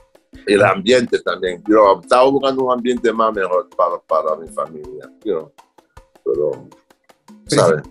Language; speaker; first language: Spanish; early bilingual, other home language; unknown